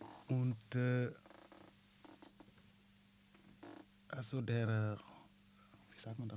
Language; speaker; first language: German; non-native, learner; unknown